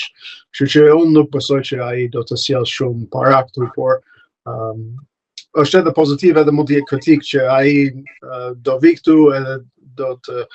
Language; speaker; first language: Albanian; non-native, fluent; English